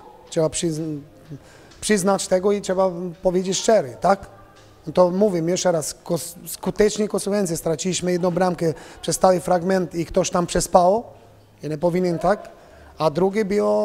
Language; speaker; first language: Polish; non-native, fluent; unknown